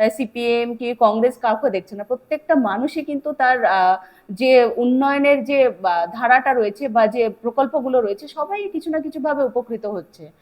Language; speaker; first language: Bangla; native; Bangla